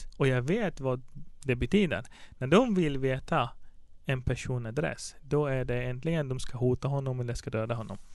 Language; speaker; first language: Swedish; non-native, fluent; Arabic